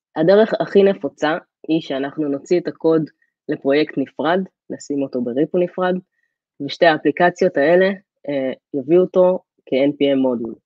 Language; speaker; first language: Hebrew; native; Hebrew